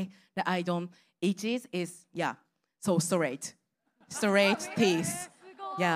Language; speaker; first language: English; non-native, learner; Japanese